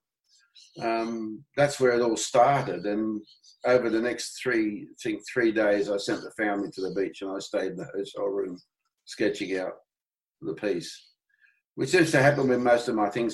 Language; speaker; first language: English; native; English